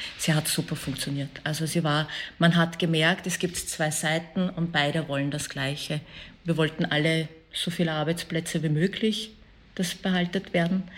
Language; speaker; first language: German; early bilingual, other home language; Persian